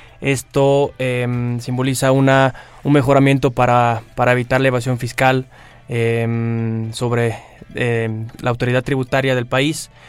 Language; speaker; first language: Spanish; native; Spanish